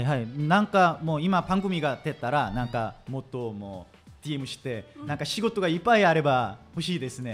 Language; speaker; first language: Japanese; non-native, learner; Korean